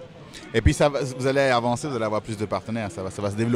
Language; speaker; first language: French; native; French